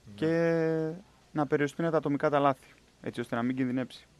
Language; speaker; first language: Greek; native; Greek